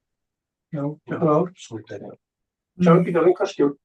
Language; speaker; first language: Welsh; native; Welsh